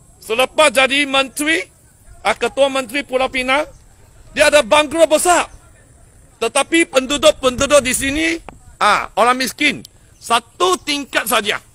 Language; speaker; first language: Malay; non-native, local second language; Chinese